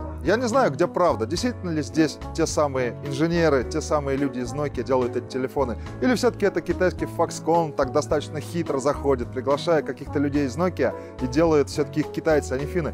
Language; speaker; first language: Russian; native; Russian